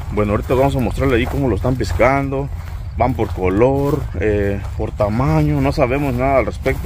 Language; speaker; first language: Spanish; native; Spanish